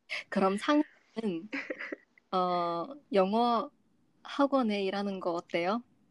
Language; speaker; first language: Korean; non-native, learner; English